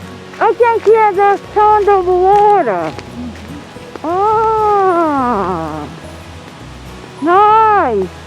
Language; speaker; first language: English; non-native, fluent; Japanese